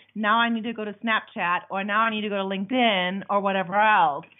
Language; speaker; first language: English; non-native, fluent; German